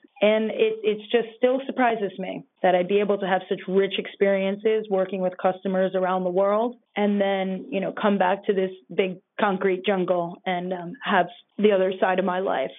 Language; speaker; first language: English; native; English